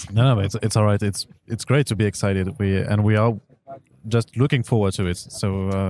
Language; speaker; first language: English; non-native, fluent; French